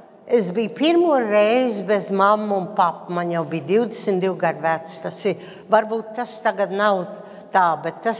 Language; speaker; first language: Latvian; early bilingual, heritage; Latvian